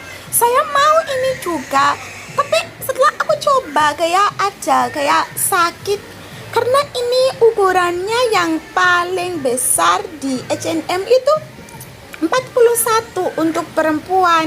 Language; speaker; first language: Indonesian; non-native, learner; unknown